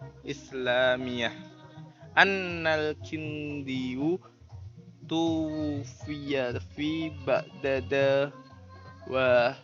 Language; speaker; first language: Arabic; non-native, learner; Indonesian